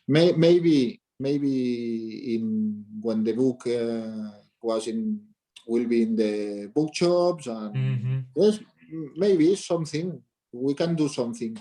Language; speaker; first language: English; non-native, learner; Catalan